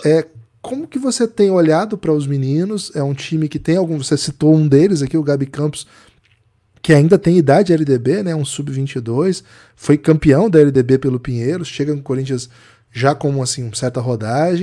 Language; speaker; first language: Portuguese; native; Portuguese